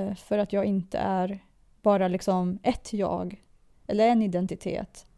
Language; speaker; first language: Swedish; early bilingual, other home language; Persian